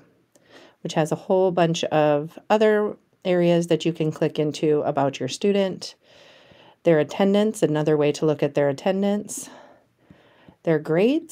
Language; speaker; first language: English; native; English